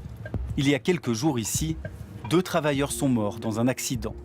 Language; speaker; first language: French; native; French